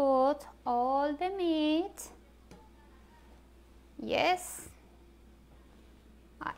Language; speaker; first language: English; non-native, learner; Spanish